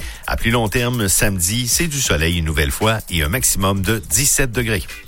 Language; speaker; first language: French; native; French